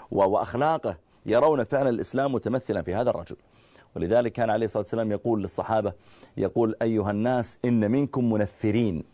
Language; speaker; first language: Arabic; native; Arabic